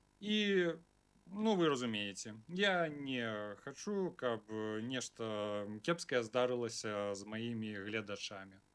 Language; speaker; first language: Belarusian; non-native, local second language; Russian